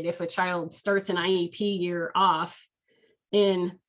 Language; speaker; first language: English; native; English